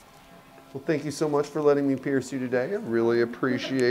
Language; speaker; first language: English; native; English